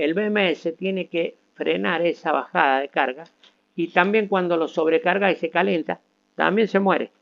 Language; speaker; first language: Spanish; native; Spanish